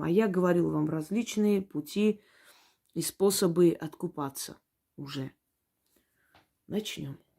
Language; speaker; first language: Russian; native; Russian